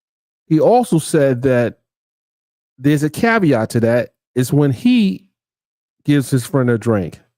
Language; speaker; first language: English; native; English